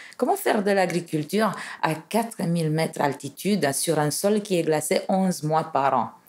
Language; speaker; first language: French; non-native, fluent; Romanian